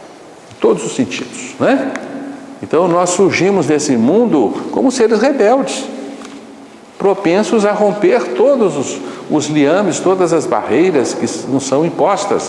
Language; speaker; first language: Portuguese; native; Portuguese